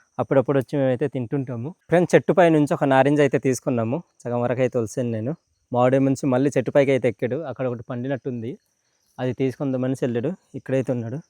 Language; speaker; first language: Telugu; non-native, local second language; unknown